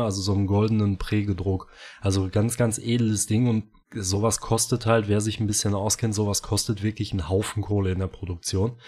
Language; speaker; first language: German; native; German